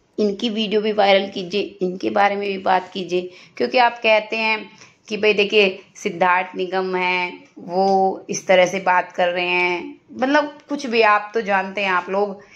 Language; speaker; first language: Hindi; native; Hindi